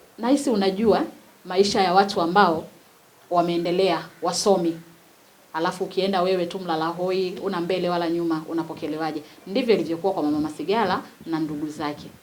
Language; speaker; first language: Swahili; native; Swahili